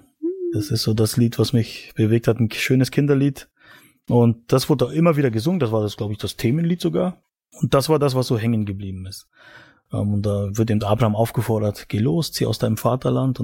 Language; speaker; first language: German; native; German